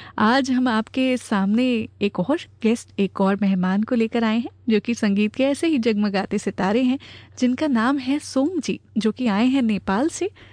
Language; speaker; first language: Hindi; native; Hindi